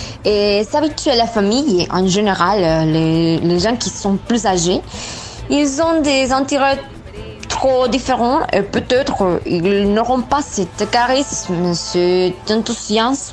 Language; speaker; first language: French; non-native, learner; Spanish